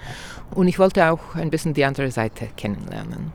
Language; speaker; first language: German; non-native, fluent; Croatian